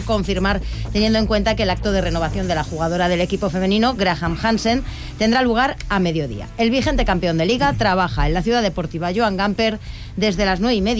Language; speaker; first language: Spanish; native; Spanish